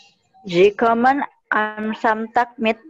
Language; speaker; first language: German; non-native, learner; Indonesian